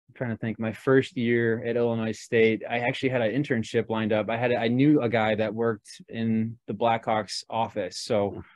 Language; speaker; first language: English; native; English